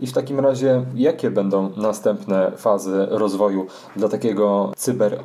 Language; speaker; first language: Polish; native; Polish